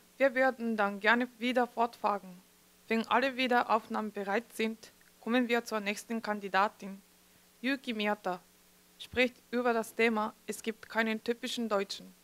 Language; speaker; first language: German; non-native, fluent; Japanese